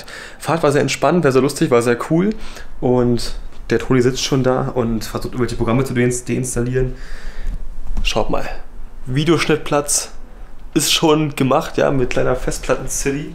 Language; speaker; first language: German; native; German